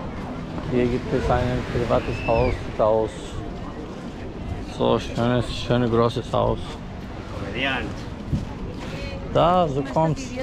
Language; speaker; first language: German; non-native, learner; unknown